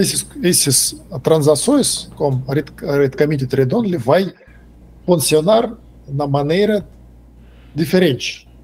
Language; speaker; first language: Portuguese; non-native, fluent; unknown